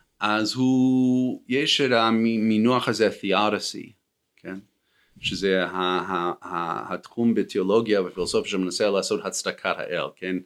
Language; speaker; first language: Hebrew; non-native, fluent; English